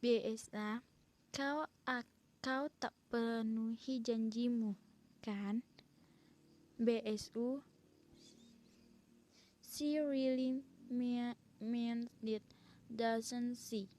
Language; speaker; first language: English; non-native, learner; Indonesian